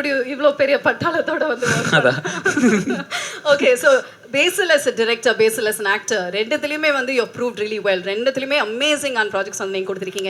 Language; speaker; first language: Tamil; native; Tamil